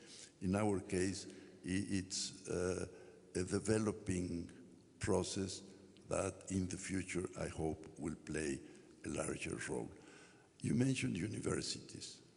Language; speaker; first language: English; non-native, fluent; Spanish